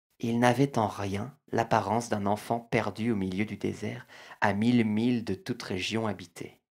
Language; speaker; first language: French; native; French